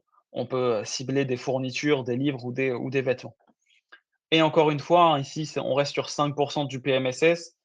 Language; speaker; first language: French; native; French